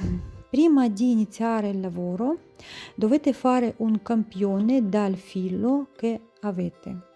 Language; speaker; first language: Italian; non-native, learner; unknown